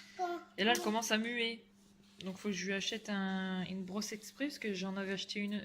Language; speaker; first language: French; native; French